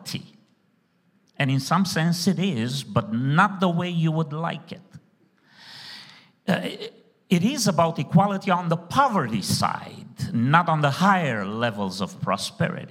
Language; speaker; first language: English; non-native, fluent; Romanian